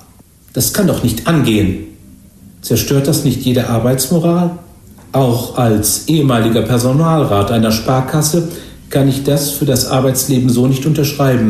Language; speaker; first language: German; native; German